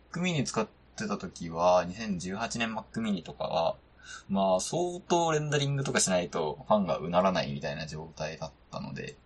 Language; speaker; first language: Japanese; native; Japanese